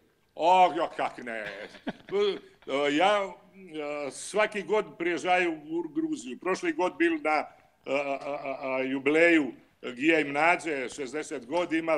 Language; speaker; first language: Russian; non-native, learner; Croatian